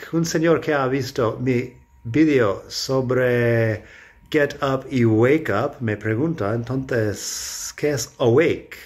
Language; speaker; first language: Spanish; non-native, fluent; English